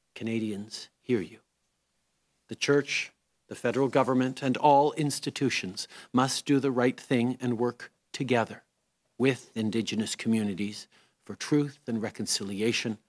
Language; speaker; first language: English; native; English